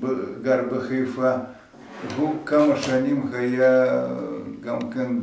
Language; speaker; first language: Hebrew; non-native, fluent; Russian